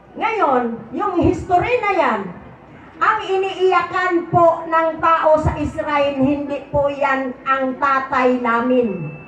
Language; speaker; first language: Filipino; non-native, local second language; Cebuano